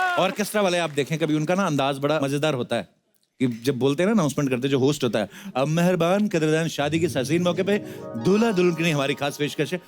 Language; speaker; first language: Hindi; non-native, local second language; Punjabi